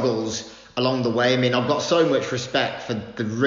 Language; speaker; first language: English; native; English